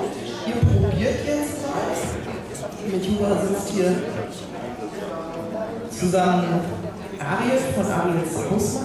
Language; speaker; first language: German; native; German